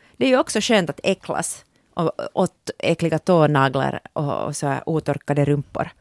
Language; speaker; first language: Swedish; native; Swedish